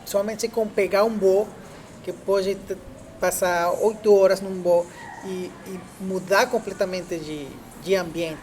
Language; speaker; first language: Portuguese; non-native, fluent; Spanish